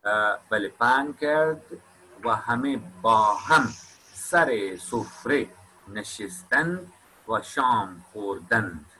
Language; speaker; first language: Persian; non-native, fluent; Urdu